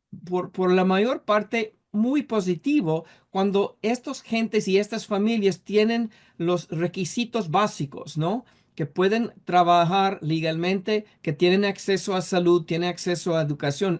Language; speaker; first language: Spanish; non-native, fluent; English